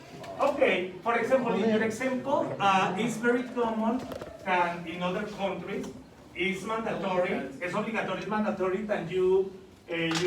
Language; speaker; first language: English; non-native, learner; Spanish